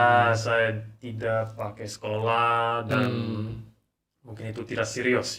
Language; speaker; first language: Indonesian; non-native, learner; English